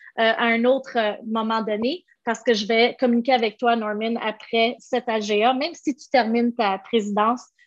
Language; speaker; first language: French; native; French